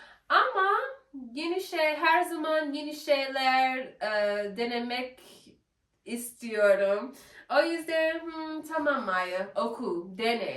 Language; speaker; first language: Turkish; non-native, learner; English